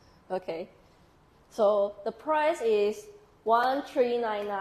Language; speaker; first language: English; non-native, local second language; Chinese